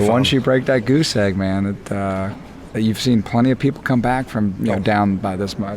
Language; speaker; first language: English; native; English